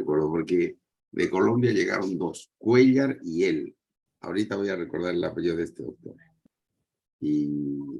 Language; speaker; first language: Spanish; native; Spanish